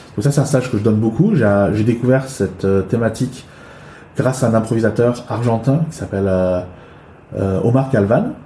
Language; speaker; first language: French; early bilingual, other home language; Chinese